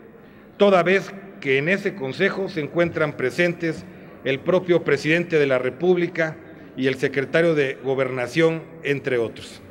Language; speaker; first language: Spanish; native; Spanish